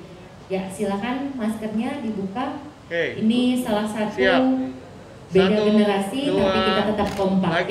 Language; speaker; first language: Indonesian; native; Indonesian